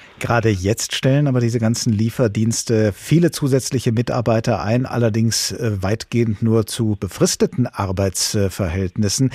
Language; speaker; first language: German; native; German